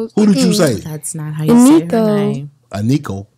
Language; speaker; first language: English; native; English